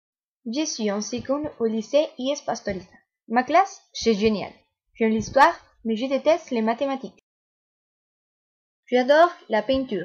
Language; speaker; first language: French; non-native, learner; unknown